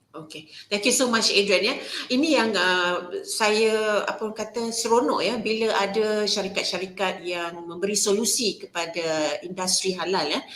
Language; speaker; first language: Malay; native; Malay